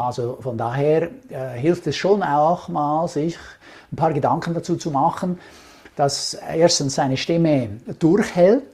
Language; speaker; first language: German; native; German